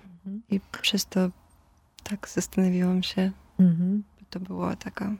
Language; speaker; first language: Polish; non-native, fluent; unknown